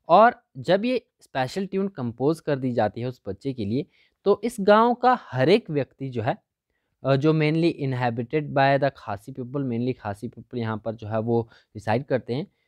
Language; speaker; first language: Hindi; native; Hindi